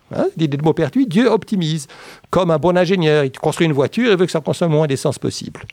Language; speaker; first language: French; native; French